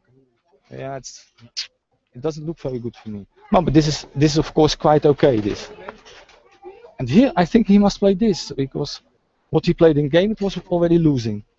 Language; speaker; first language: English; non-native, fluent; Dutch